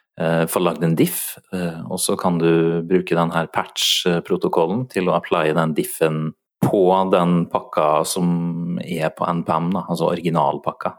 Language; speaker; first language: Norwegian; native; Norwegian